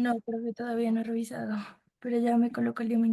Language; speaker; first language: Spanish; native; Spanish